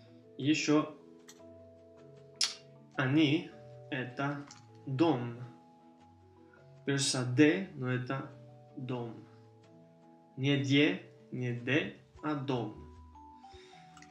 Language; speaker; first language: Russian; early bilingual, heritage; Russian